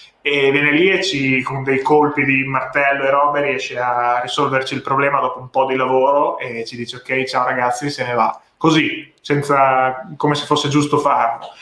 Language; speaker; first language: Italian; native; Italian